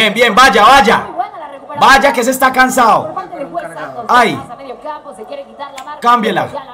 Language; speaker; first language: Spanish; native; Spanish